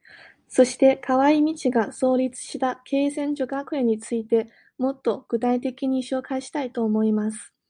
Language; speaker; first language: Japanese; non-native, learner; English